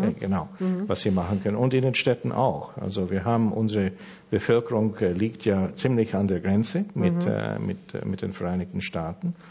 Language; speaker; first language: German; early bilingual, heritage; German